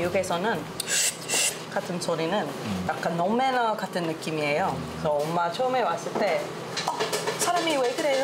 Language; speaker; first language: Korean; non-native, learner; English